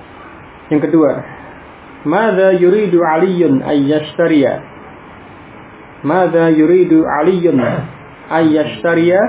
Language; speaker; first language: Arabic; non-native, fluent; Indonesian